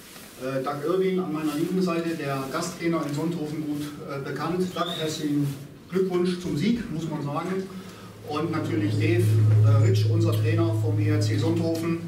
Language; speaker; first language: German; native; German